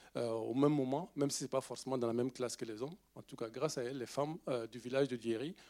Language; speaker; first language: French; non-native, local second language; Dyula